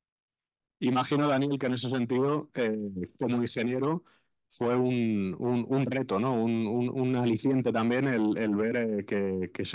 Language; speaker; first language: Spanish; native; Spanish